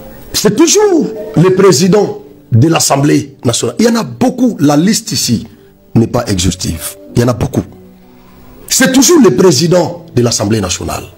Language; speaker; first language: French; non-native, local second language; Lingala